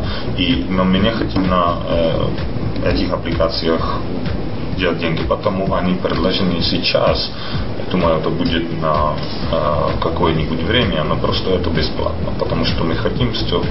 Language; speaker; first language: Russian; non-native, fluent; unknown